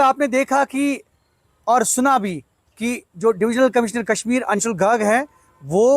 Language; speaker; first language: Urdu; non-native, local second language; Kashmiri